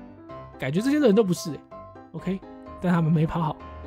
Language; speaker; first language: Chinese; native; Chinese